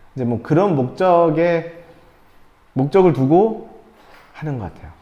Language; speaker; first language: Korean; native; Korean